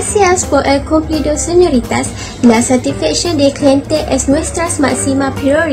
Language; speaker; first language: Spanish; non-native, learner; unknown